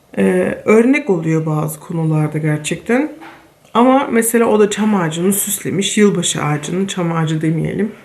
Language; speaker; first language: Turkish; early bilingual, other home language; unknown